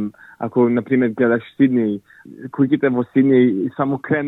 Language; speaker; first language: Macedonian; early bilingual, heritage; English